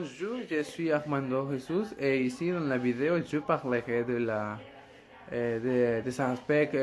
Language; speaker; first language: French; non-native, learner; Spanish